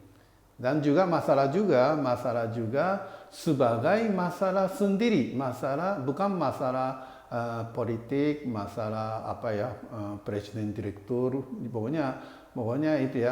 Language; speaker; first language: Indonesian; non-native, fluent; Japanese